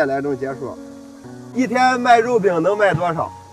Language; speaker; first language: Chinese; native; Chinese